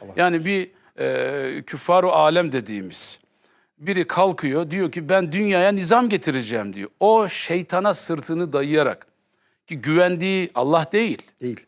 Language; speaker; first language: Turkish; native; Turkish